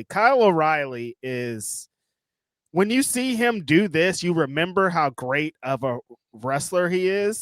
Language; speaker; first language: English; native; English